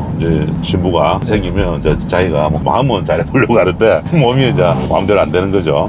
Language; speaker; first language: Korean; native; Korean